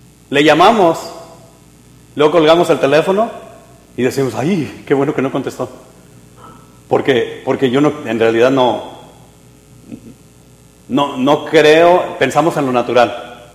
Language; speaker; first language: Spanish; native; Spanish